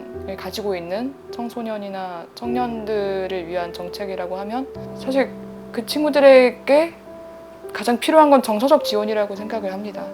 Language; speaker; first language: Korean; non-native, fluent; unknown